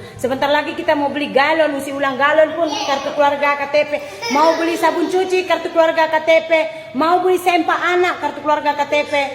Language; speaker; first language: Indonesian; native; Indonesian